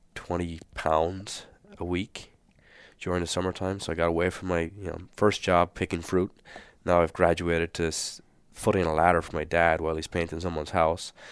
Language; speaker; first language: English; native; English